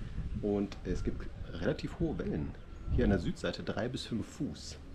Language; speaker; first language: German; native; German